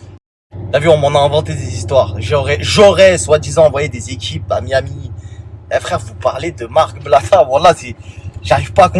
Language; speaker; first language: French; native; French